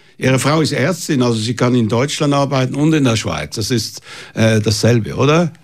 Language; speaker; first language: German; native; German